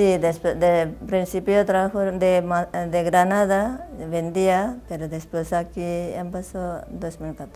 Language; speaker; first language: Spanish; non-native, learner; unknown